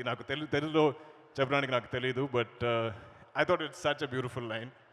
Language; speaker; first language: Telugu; non-native, learner; Malayalam